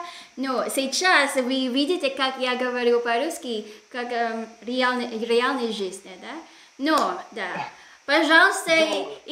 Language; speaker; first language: Russian; non-native, learner; Filipino